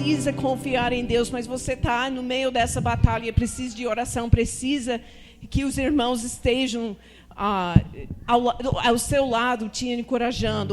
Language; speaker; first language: Portuguese; non-native, fluent; English